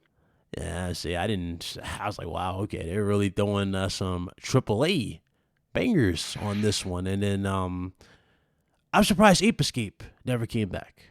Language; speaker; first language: English; native; English